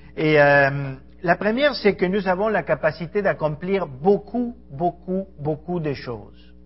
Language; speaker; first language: French; non-native, fluent; Spanish